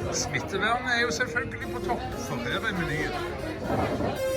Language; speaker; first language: Norwegian; native; Norwegian